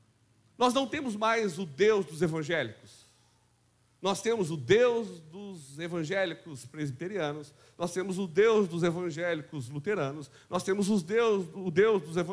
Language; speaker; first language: Portuguese; native; Portuguese